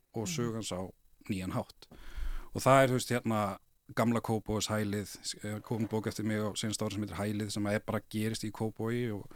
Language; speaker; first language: Icelandic; native; Icelandic